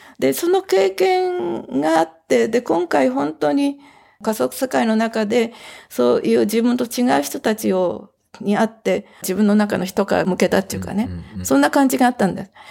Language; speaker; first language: Japanese; native; Japanese